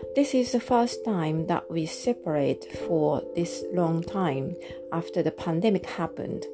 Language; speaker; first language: English; non-native, fluent; Japanese